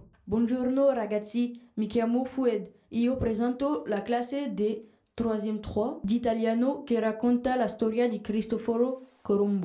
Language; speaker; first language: Italian; non-native, learner; French